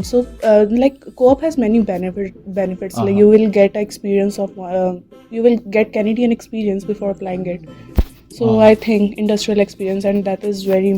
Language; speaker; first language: English; non-native, local second language; Hindi